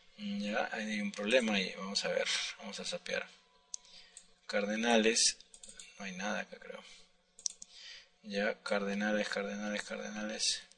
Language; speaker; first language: Spanish; native; Spanish